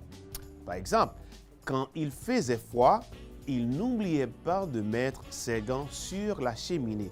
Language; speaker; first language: French; non-native, fluent; Spanish